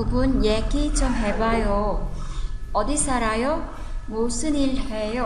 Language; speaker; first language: Korean; non-native, fluent; Vietnamese